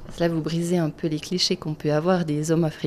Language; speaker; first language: French; native; French